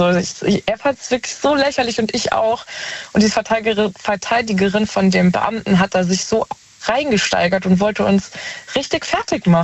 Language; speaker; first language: German; native; German